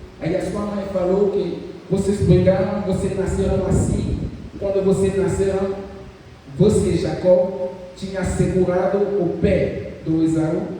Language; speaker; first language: Portuguese; non-native, fluent; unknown